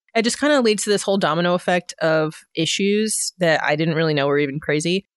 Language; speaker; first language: English; native; English